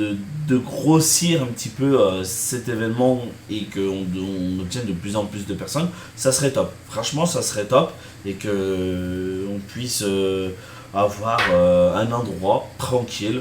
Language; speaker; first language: French; native; French